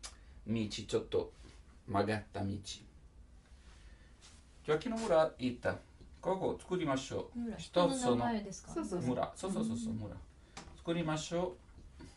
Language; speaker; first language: Japanese; non-native, learner; Italian